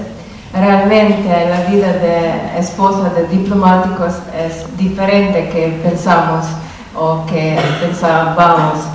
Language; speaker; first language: Spanish; non-native, learner; Slovenian